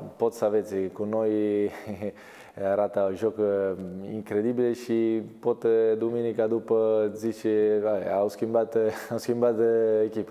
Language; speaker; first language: Romanian; non-native, learner; Italian